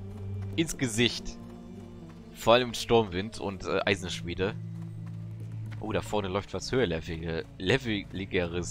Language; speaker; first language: German; native; German